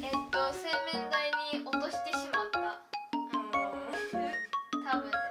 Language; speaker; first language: Japanese; native; Japanese